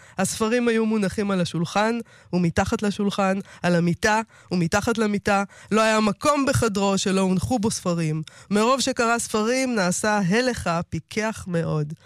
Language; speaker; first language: Hebrew; native; Hebrew